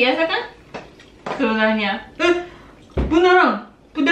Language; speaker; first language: Indonesian; non-native, fluent; Japanese